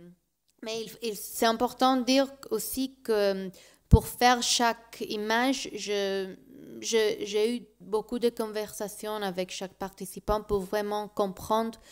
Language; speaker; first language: French; non-native, learner; Spanish